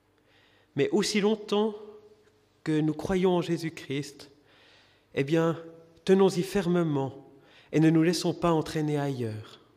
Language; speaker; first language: French; native; French